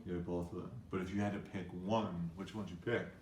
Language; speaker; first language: English; native; English